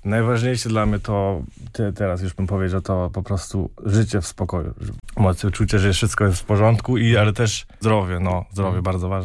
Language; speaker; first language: Polish; early bilingual, heritage; Polish